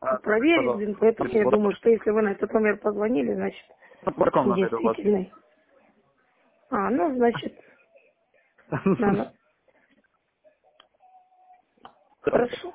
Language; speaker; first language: Russian; native; Russian